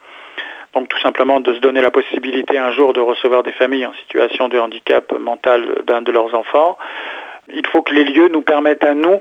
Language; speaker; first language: French; native; French